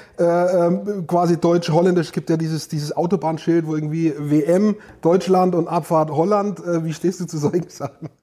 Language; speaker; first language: German; native; German